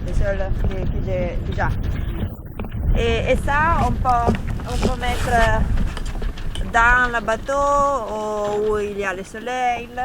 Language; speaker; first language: French; non-native, learner; Italian